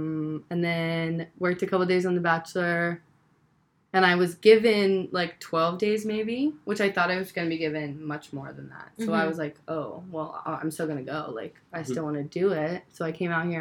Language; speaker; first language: English; native; English